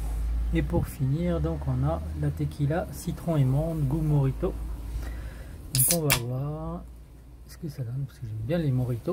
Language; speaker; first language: French; native; French